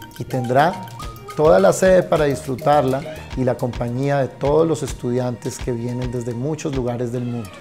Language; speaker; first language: Spanish; native; Spanish